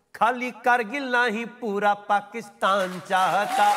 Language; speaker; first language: Hindi; native; Hindi